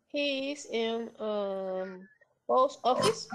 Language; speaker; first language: English; non-native, fluent; Spanish